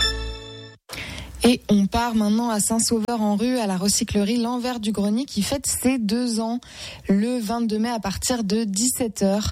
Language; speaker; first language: French; native; French